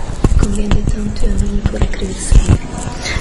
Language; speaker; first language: French; non-native, learner; Italian